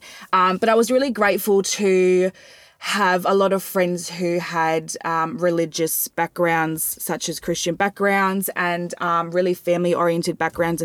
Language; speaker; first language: English; native; English